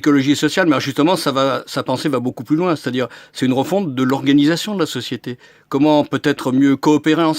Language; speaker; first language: French; native; French